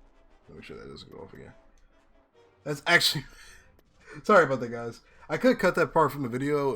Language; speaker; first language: English; native; English